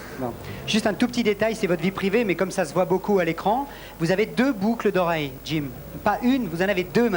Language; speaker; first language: French; native; French